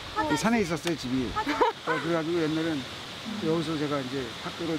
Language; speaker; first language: Korean; native; Korean